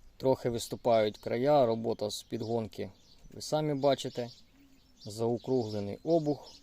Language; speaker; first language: Ukrainian; non-native, local second language; Russian